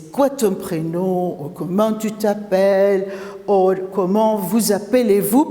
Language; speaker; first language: French; non-native, fluent; Maltese